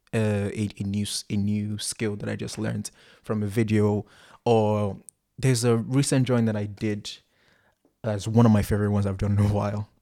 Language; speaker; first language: English; non-native, local second language; Igbo